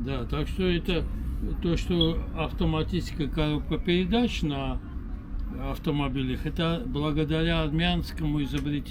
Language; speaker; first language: Russian; non-native, local second language; Armenian